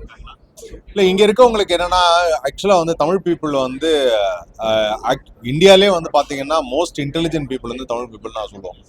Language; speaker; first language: Tamil; native; Tamil